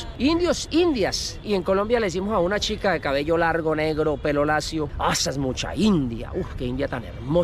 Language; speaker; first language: Spanish; native; Spanish